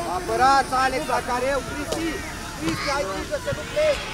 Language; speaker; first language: Romanian; native; Romanian